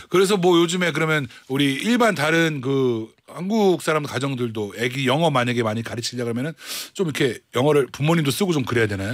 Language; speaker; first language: Korean; native; Korean